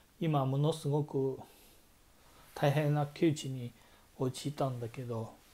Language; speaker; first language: Japanese; non-native, fluent; Chinese